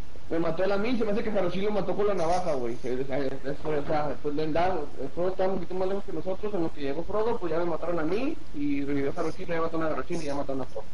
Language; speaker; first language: Spanish; early bilingual, heritage; Spanish